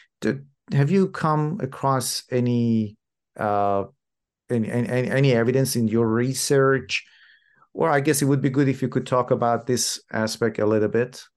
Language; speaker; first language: English; non-native, fluent; Persian